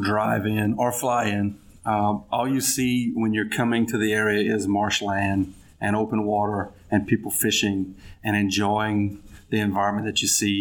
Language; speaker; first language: English; native; English